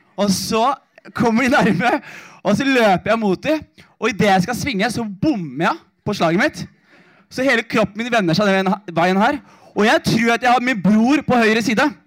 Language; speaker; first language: Norwegian; early bilingual, other home language; Somali